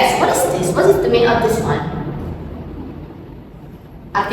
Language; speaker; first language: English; non-native, learner; Indonesian